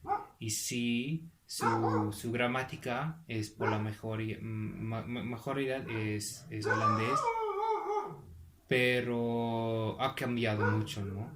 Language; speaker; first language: Spanish; non-native, fluent; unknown